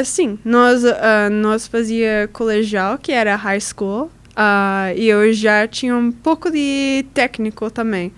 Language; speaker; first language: Portuguese; non-native, learner; English